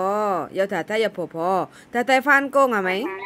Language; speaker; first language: Cantonese; non-native, fluent; Javanese